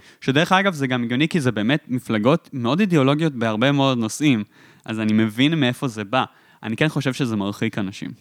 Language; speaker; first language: Hebrew; native; Hebrew